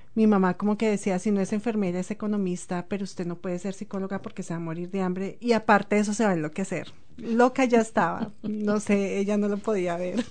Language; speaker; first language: Spanish; native; Spanish